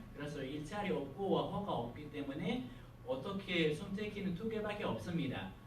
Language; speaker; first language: Korean; non-native, fluent; Arabic